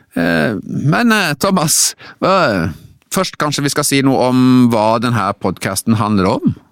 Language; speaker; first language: Norwegian; native; Norwegian